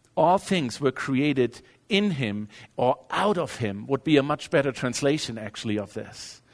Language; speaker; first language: English; non-native, fluent; German